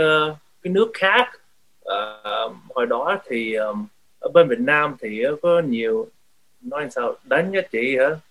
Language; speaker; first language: Vietnamese; early bilingual, heritage; Vietnamese